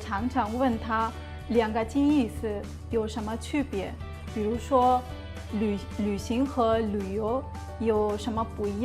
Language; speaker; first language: Chinese; non-native, fluent; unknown